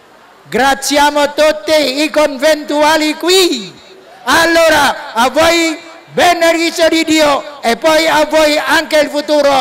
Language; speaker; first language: Italian; non-native, fluent; Indonesian